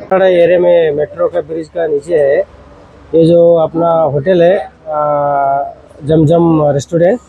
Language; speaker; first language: Hindi; non-native, learner; Bangla